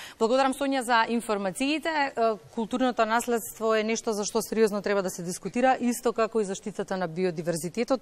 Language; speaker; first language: Macedonian; native; Macedonian